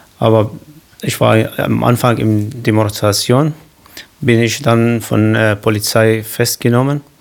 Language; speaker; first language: German; non-native, learner; Kurdish